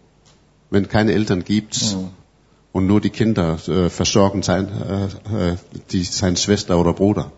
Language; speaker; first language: German; non-native, fluent; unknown